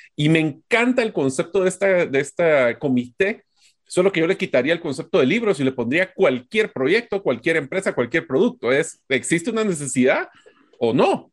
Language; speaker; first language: Spanish; native; Spanish